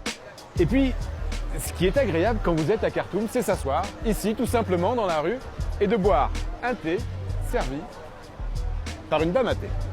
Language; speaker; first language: French; native; French